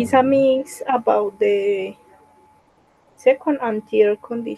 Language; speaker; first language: English; non-native, learner; Spanish